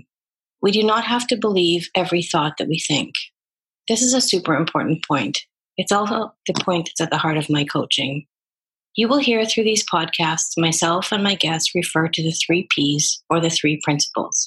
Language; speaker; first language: English; native; English